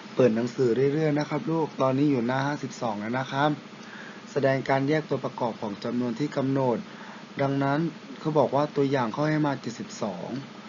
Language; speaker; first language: Thai; non-native, local second language; Pattani Malay